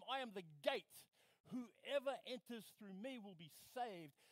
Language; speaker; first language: English; native; English